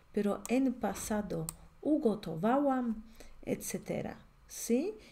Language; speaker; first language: Spanish; non-native, fluent; Polish